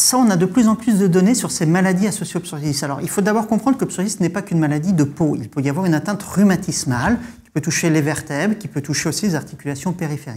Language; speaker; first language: French; native; French